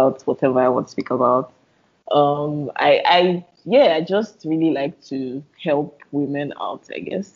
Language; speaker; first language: English; non-native, local second language; Yoruba